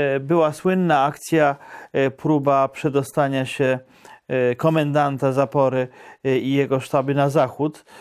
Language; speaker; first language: Polish; native; Polish